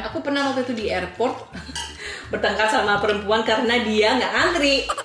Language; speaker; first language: Indonesian; non-native, fluent; Dutch